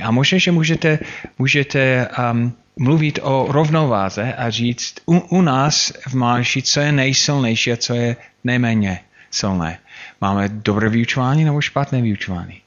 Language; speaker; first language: Czech; non-native, fluent; English